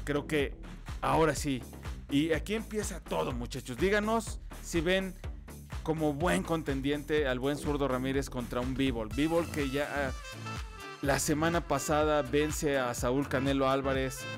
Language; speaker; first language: Spanish; native; Spanish